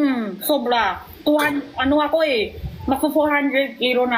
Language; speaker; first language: Filipino; non-native, learner; Chinese